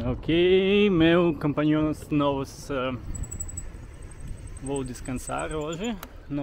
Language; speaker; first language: Portuguese; non-native, learner; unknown